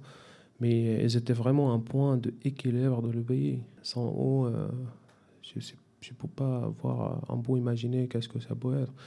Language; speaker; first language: French; non-native, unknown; Arabic